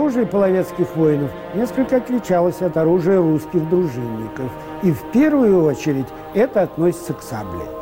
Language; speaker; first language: Russian; native; Russian